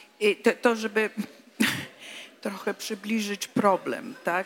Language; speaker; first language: Polish; non-native, fluent; Italian